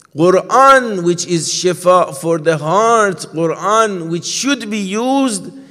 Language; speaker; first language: English; non-native, fluent; Persian